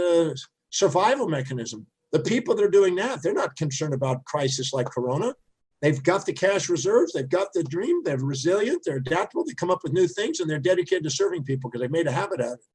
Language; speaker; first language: English; native; English